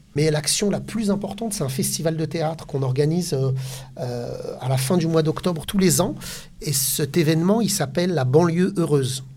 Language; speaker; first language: French; native; French